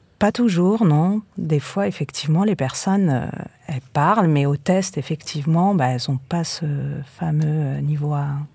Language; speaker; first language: French; native; French